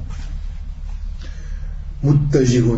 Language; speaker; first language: Arabic; non-native, fluent; French